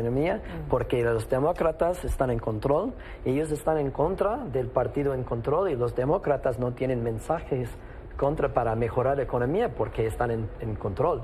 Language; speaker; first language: Spanish; non-native, fluent; English